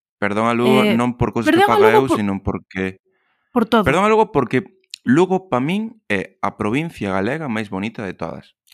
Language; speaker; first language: Galician; non-native, local second language; Spanish